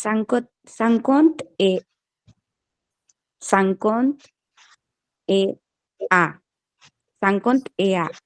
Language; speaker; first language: French; non-native, learner; Bangla